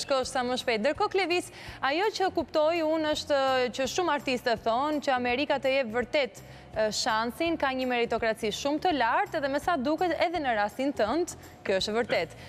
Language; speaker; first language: Albanian; native; Albanian